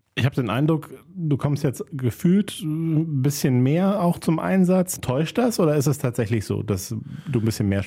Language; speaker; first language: German; native; German